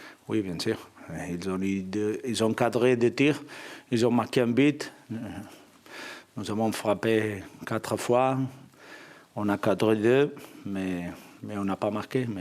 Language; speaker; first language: French; non-native, fluent; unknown